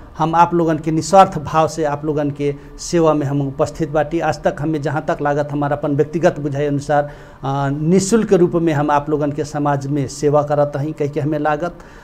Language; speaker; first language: Bhojpuri; non-native, local second language; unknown